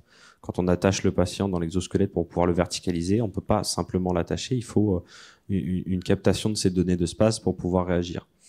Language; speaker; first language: French; native; French